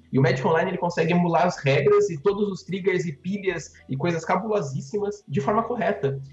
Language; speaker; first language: Portuguese; native; Portuguese